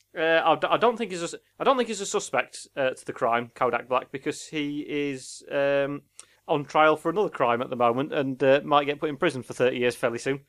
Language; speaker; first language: English; native; English